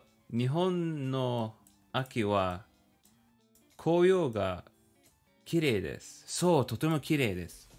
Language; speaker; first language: Japanese; non-native, learner; English